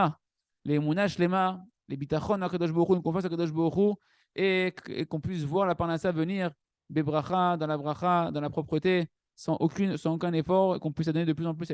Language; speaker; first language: French; native; French